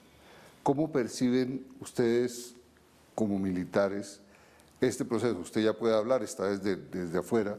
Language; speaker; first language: Spanish; native; Spanish